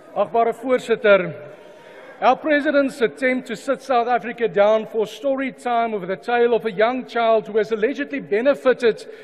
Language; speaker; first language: English; non-native, local second language; Afrikaans